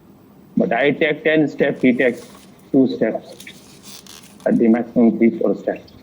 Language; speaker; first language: English; non-native, fluent; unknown